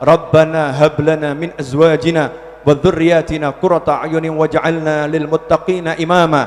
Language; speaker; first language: Indonesian; native; Indonesian